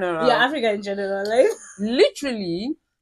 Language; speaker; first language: English; non-native, local second language; Yoruba